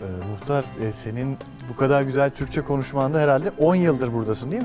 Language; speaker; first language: Turkish; native; Turkish